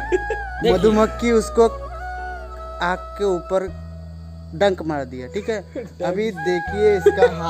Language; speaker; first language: Hindi; non-native, local second language; Bangla